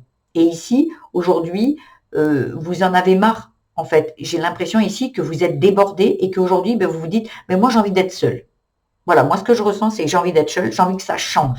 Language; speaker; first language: French; native; French